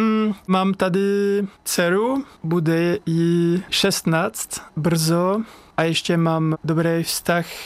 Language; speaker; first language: Czech; non-native, learner; French